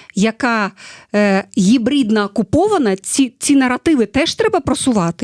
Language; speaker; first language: Ukrainian; non-native, fluent; Russian